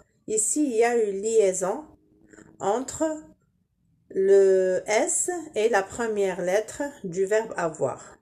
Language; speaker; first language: French; non-native, local second language; Arabic